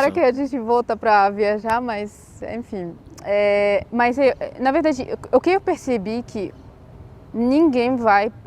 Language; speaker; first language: Portuguese; non-native, fluent; Arabic